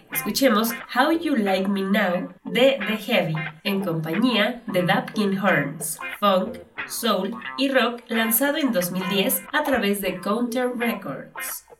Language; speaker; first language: Spanish; native; Spanish